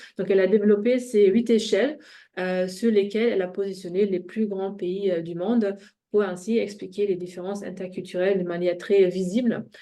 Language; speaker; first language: French; non-native, fluent; German